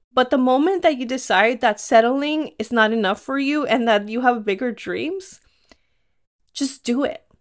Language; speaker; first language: English; early bilingual, other home language; Spanish